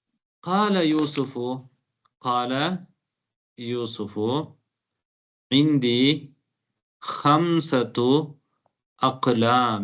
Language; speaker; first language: Arabic; non-native, fluent; Tamil